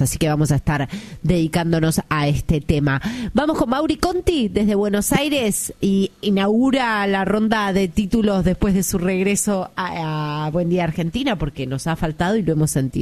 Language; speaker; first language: Spanish; native; Spanish